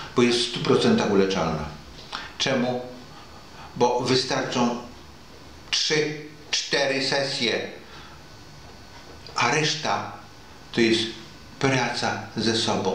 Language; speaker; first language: Polish; native; Polish